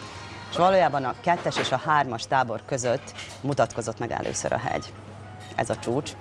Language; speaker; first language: Hungarian; native; Hungarian